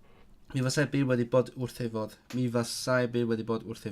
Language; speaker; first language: Welsh; non-native, learner; Cantonese